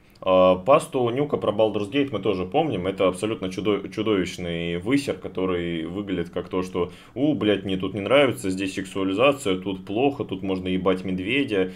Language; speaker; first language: Russian; native; Russian